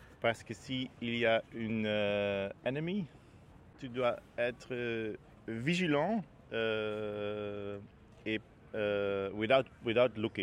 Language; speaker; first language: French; non-native, learner; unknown